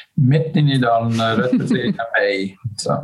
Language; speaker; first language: Norwegian; non-native, fluent; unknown